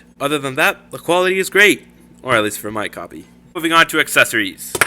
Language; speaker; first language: English; native; English